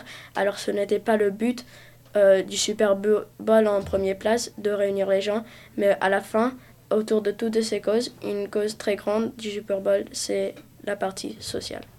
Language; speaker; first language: French; early bilingual, heritage; French